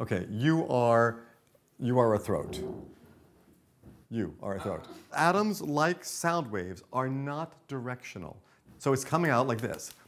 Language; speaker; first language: English; native; English